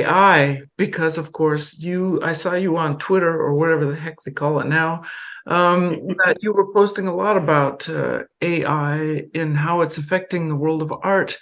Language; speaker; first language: English; non-native, fluent; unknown